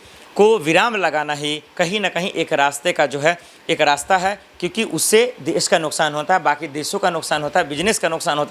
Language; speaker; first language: Hindi; native; Hindi